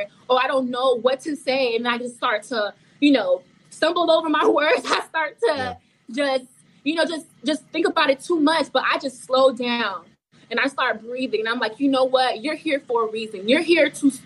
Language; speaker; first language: English; early bilingual, other home language; Haitian Creole